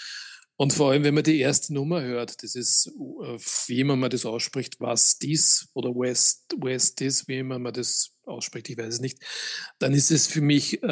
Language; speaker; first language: German; native; German